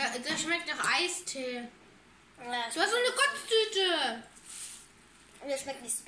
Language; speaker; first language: Russian; early bilingual, heritage; German